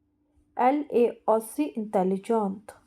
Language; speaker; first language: French; non-native, fluent; Hindi